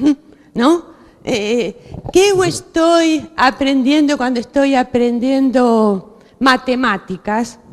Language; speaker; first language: Portuguese; non-native, fluent; Spanish